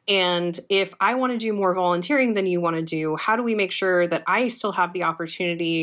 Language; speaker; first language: English; native; English